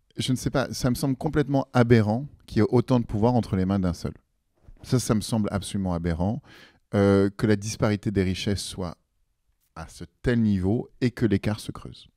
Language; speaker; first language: French; native; French